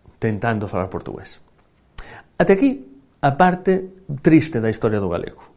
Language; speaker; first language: Galician; native; Galician